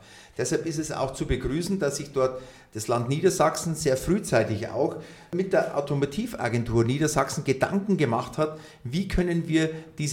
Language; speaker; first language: German; native; German